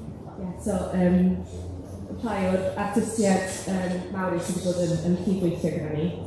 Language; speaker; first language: Welsh; native; Welsh